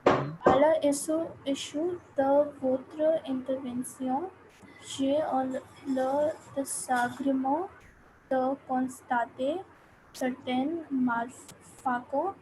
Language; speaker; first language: French; non-native, learner; Hindi